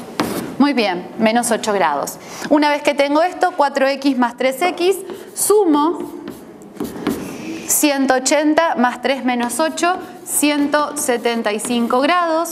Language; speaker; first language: Spanish; native; Spanish